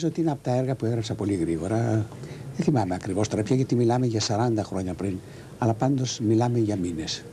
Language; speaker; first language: Greek; native; Greek